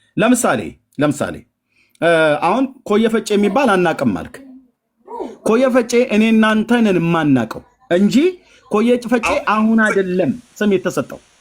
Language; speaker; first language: Amharic; native; Amharic